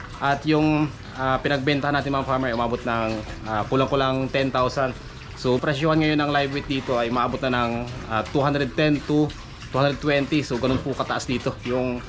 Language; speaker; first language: Filipino; non-native, local second language; Aklanon